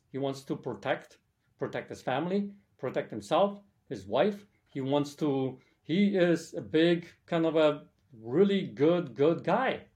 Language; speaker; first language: English; early bilingual, other home language; Polish